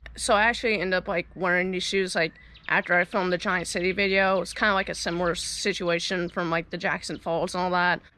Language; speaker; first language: English; native; English